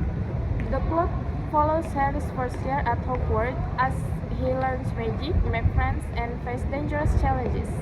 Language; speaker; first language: English; non-native, learner; Indonesian